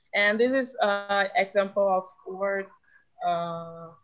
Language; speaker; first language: English; non-native, fluent; Portuguese